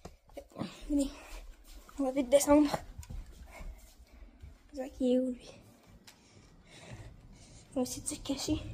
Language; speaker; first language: French; native; French